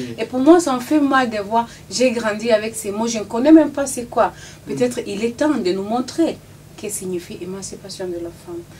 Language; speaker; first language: French; non-native, local second language; Swahili